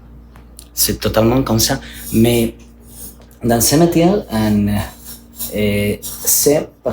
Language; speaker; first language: French; non-native, learner; Spanish